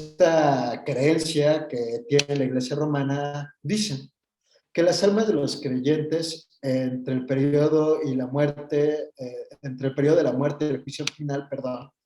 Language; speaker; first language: Spanish; native; Spanish